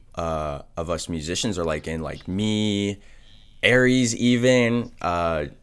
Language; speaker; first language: English; native; English